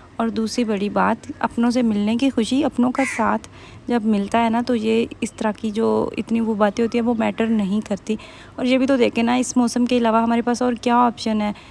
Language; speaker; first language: Urdu; native; Urdu